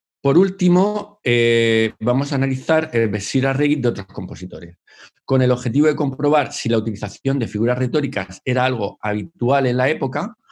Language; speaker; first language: Spanish; native; Spanish